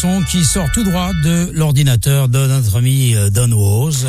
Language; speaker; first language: French; native; French